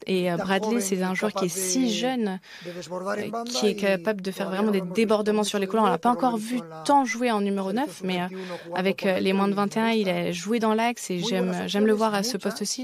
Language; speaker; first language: French; non-native, fluent; Spanish